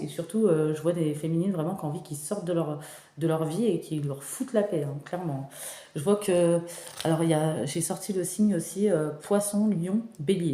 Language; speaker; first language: French; native; French